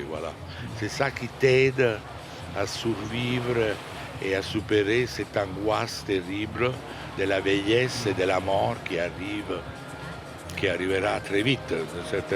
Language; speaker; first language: French; non-native, fluent; Italian